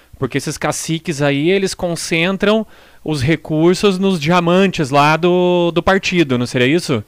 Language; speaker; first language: Portuguese; native; Portuguese